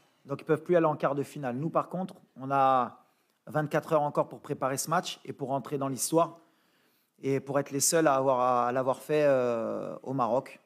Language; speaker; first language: French; early bilingual, other home language; Arabic